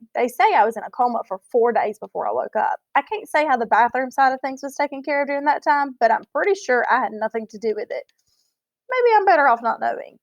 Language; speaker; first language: English; native; English